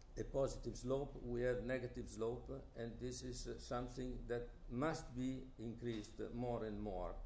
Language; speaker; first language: English; non-native, fluent; Italian